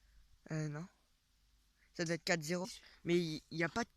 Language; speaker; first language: French; native; French